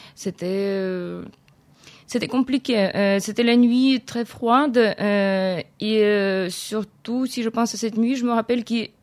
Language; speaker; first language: French; non-native, fluent; Ukrainian